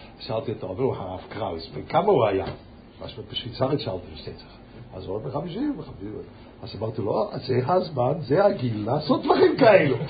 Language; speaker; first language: Hebrew; early bilingual, heritage; Yiddish